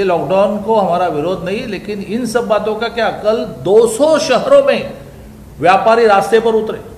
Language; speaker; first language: Hindi; non-native, local second language; Marathi